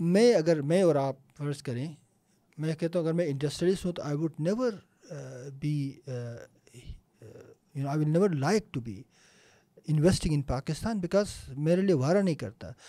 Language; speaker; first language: Urdu; non-native, local second language; Punjabi